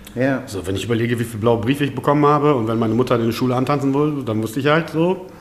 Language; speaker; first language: German; native; German